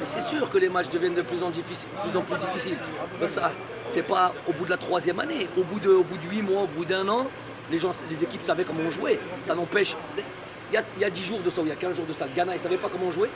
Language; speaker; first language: French; native; French